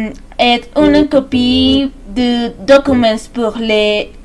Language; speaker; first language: French; non-native, learner; Spanish